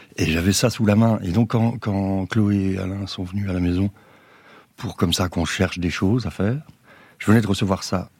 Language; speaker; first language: French; native; French